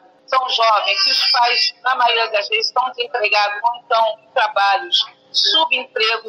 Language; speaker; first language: Portuguese; native; Portuguese